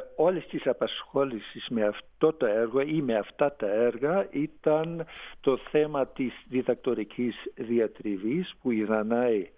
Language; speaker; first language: Greek; non-native, fluent; German